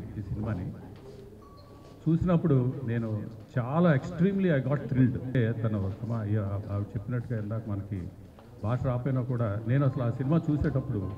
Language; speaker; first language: Telugu; native; Telugu